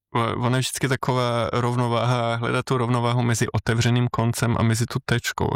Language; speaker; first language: Czech; non-native, fluent; Slovenian